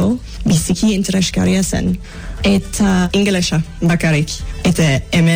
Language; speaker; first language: Basque; non-native, fluent; English